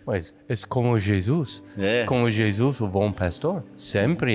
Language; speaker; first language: Portuguese; non-native, fluent; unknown